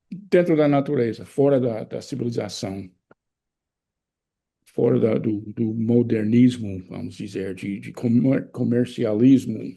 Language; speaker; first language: Portuguese; non-native, fluent; English